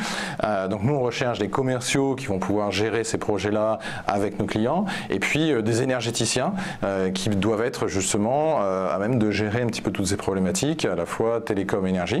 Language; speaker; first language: French; native; French